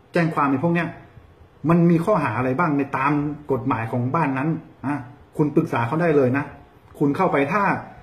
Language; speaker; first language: Thai; early bilingual, heritage; Thai